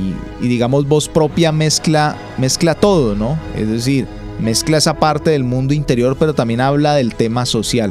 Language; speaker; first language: Spanish; native; Spanish